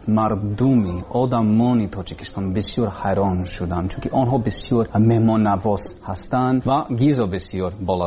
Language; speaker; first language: Persian; non-native, learner; English